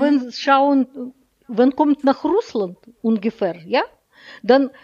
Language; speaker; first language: German; non-native, learner; Russian